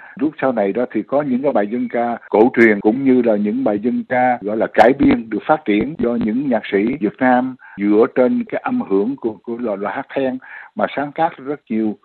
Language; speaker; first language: Vietnamese; native; Vietnamese